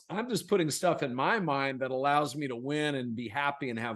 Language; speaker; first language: English; native; English